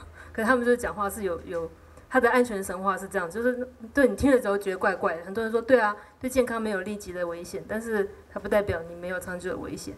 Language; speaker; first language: Chinese; native; Chinese